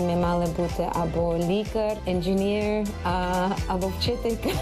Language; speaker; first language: Ukrainian; early bilingual, heritage; Ukrainian